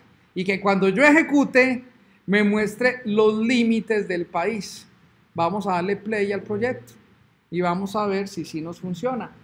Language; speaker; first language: Spanish; native; Spanish